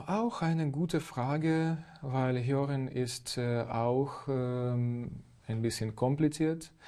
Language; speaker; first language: German; non-native, fluent; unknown